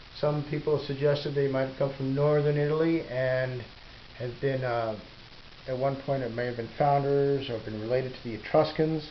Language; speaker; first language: English; native; English